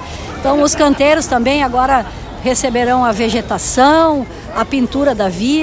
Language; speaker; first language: Portuguese; native; Portuguese